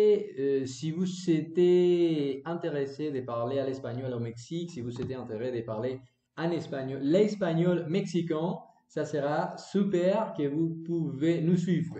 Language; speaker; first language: French; non-native, learner; Spanish